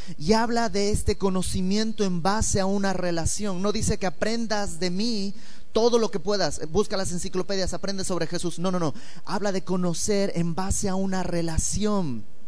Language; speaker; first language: Spanish; native; Spanish